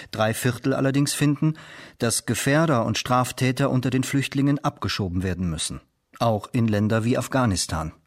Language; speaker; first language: German; native; German